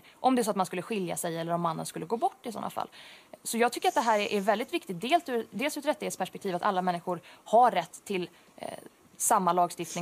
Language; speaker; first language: Swedish; native; Swedish